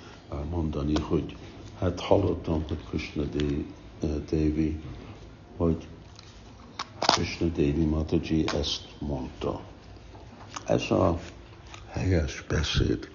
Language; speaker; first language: Hungarian; early bilingual, heritage; Hungarian